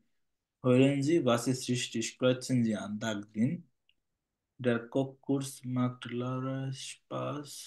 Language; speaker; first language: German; non-native, fluent; Bangla